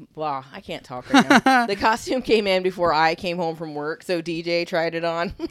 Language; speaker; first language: English; native; English